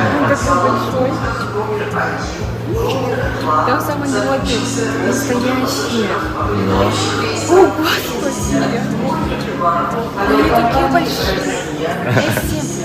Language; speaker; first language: Russian; native; Russian